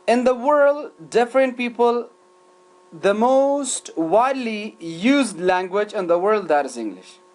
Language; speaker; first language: English; non-native, fluent; Persian